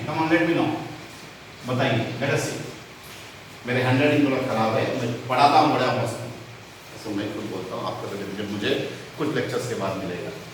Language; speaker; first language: Hindi; non-native, local second language; Konkani